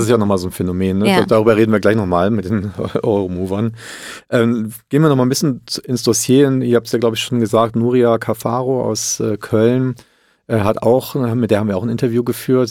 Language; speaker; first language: German; early bilingual, other home language; Italian